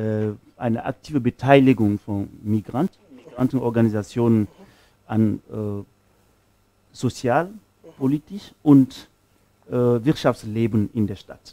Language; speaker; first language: German; non-native, fluent; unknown